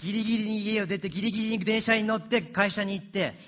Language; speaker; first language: Japanese; early bilingual, other home language; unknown